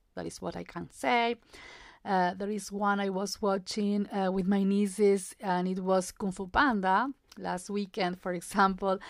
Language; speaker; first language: English; non-native, fluent; Spanish